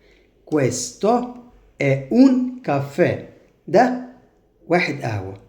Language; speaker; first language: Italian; non-native, fluent; Arabic